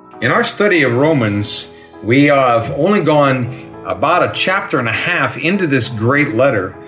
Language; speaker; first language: English; native; English